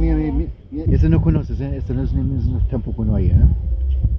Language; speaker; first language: Spanish; non-native, learner; German